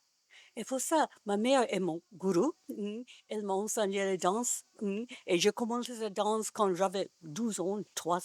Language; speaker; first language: French; non-native, learner; Japanese